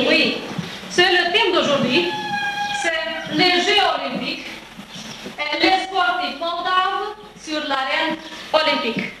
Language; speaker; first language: French; non-native, fluent; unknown